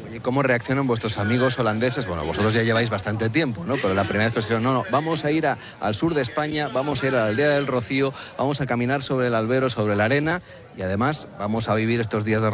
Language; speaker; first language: Spanish; native; Spanish